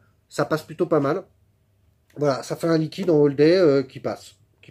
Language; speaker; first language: French; native; French